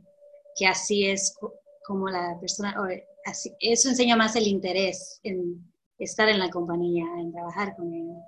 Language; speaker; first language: Spanish; early bilingual, heritage; Spanish